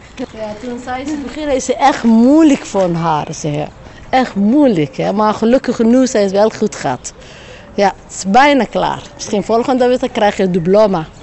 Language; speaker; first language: Dutch; non-native, learner; Somali